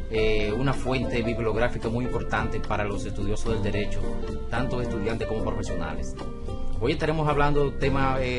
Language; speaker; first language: Spanish; native; Spanish